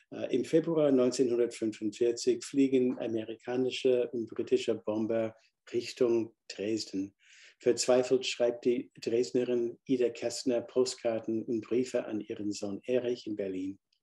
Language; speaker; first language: German; non-native, fluent; English